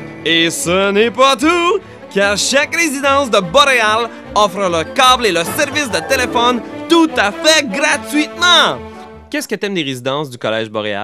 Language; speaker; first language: French; native; French